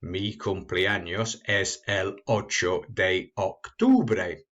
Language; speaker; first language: Spanish; non-native, learner; English